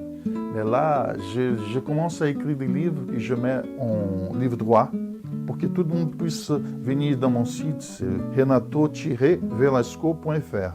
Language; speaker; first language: French; non-native, fluent; Portuguese